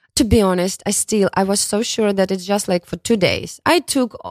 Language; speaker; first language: English; non-native, fluent; Ukrainian